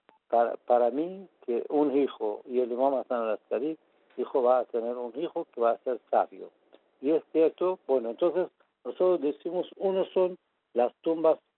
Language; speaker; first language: Spanish; non-native, fluent; Persian